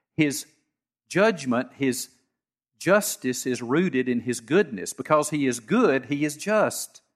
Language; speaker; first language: English; native; English